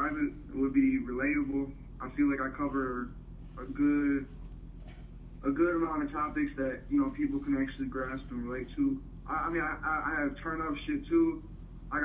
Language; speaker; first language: English; native; English